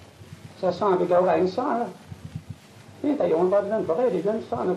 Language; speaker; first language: Swedish; native; Swedish